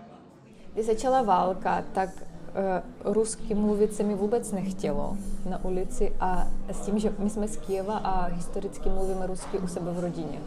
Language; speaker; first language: Czech; non-native, fluent; Russian